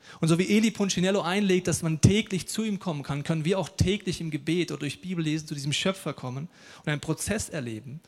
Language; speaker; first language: German; native; German